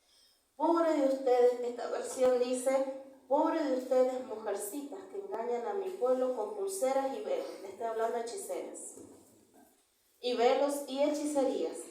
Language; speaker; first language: Spanish; native; Spanish